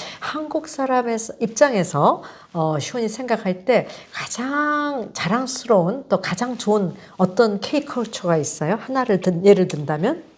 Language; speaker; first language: Korean; native; Korean